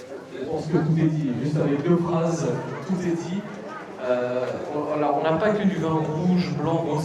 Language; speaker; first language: French; native; French